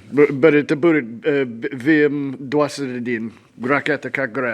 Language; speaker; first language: Russian; non-native, learner; English